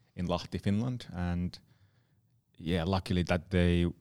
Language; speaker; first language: English; non-native, fluent; Finnish